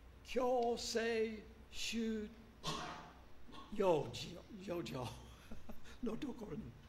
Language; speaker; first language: Japanese; non-native, fluent; English